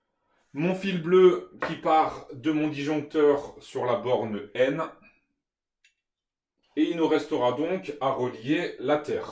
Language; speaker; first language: French; native; French